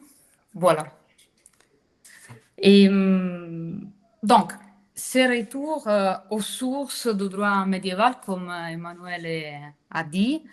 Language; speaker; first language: French; non-native, fluent; Italian